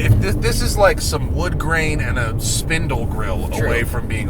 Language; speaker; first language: English; native; English